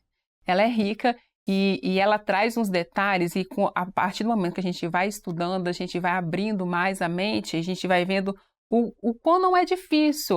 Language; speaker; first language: Portuguese; native; Portuguese